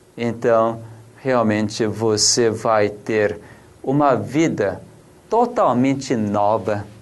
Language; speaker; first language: Portuguese; non-native, fluent; Korean